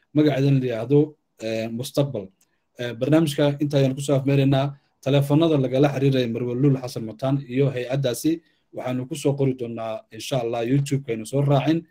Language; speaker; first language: Somali; native; Somali